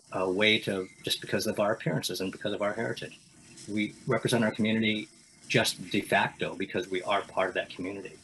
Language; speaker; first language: English; native; English